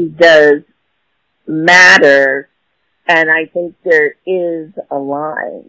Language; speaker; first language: English; native; English